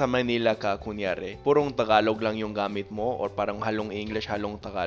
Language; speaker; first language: Filipino; non-native, fluent; English